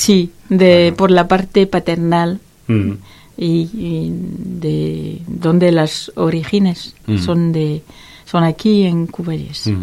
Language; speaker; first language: Spanish; non-native, learner; French